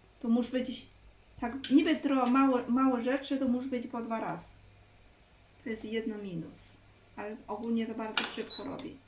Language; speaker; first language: Polish; non-native, learner; Chinese